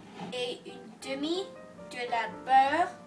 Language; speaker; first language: French; non-native, learner; English